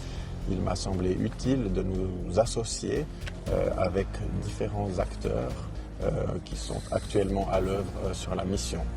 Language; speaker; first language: French; native; French